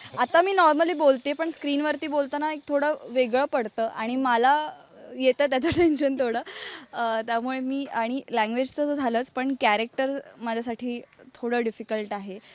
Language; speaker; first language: Marathi; native; Marathi